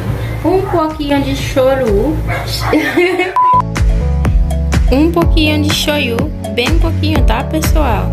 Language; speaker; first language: Portuguese; non-native, fluent; Haitian Creole